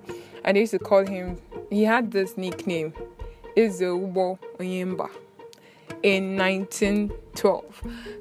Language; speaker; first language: English; non-native, local second language; Igbo